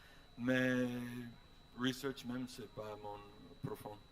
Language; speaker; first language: French; non-native, learner; English